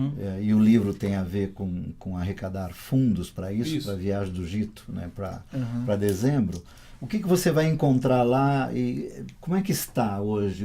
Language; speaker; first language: Portuguese; native; Portuguese